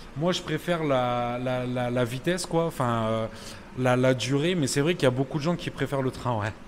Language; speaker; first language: French; native; French